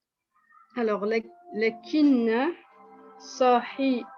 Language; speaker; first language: Arabic; non-native, learner; French